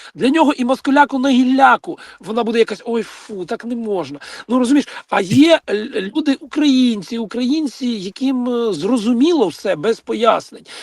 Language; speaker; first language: Ukrainian; non-native, local second language; Russian